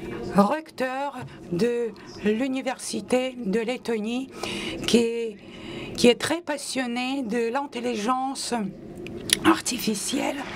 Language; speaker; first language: French; non-native, local second language; Latvian